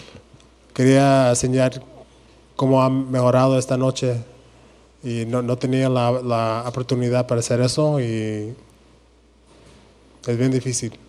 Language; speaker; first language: Spanish; early bilingual, heritage; Spanish